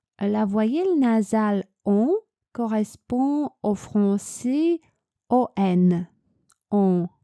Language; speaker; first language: French; non-native, fluent; Polish